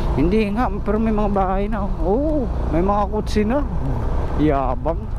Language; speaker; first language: Filipino; non-native, local second language; Cebuano